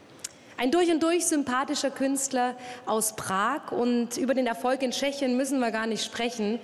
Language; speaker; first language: German; native; German